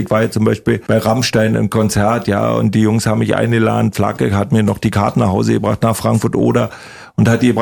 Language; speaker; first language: German; native; German